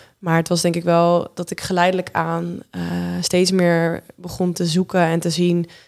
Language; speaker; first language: Dutch; native; Dutch